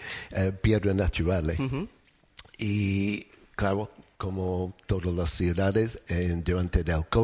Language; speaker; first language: Spanish; non-native, fluent; English